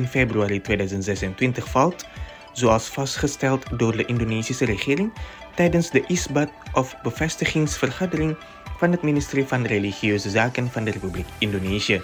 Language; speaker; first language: Dutch; non-native, fluent; Indonesian